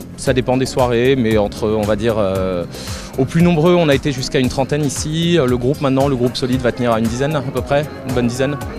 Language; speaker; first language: French; native; French